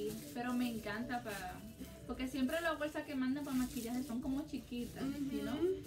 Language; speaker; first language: Spanish; early bilingual, heritage; Spanish